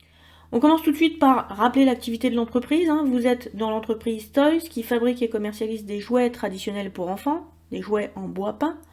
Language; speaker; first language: French; native; French